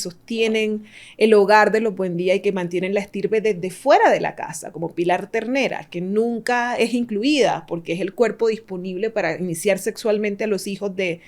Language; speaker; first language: Spanish; native; Spanish